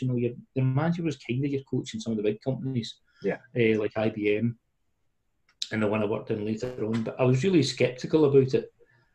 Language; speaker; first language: English; native; English